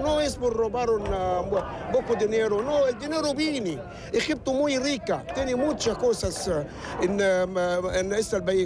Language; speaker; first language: Spanish; non-native, learner; Arabic